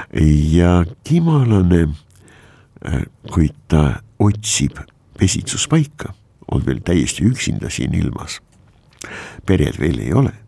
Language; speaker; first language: Estonian; non-native, local second language; Russian